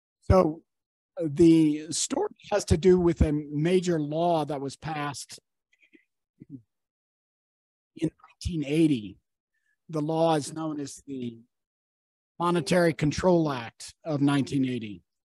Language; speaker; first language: English; native; English